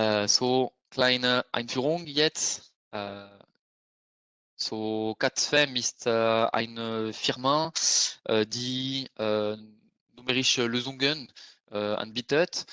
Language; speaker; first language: German; non-native, fluent; French